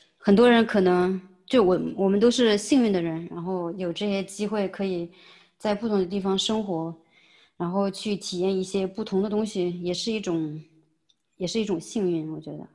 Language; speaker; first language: Chinese; early bilingual, heritage; Chinese